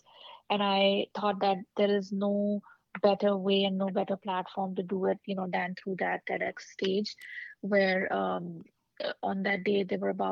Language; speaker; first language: English; non-native, local second language; Hindi